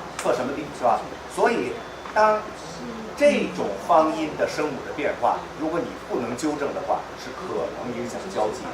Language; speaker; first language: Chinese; native; Chinese